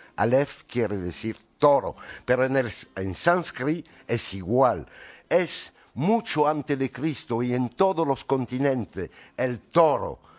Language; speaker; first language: Spanish; non-native, fluent; French